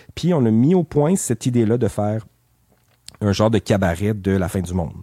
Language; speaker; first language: French; native; French